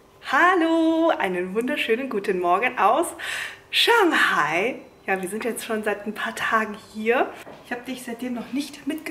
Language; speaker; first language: German; native; German